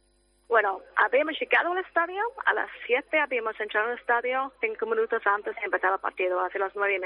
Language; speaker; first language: Spanish; non-native, fluent; English